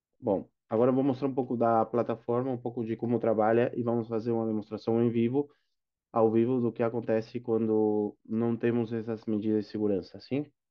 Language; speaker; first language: Portuguese; non-native, fluent; Spanish